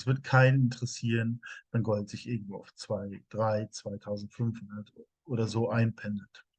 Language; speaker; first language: German; native; German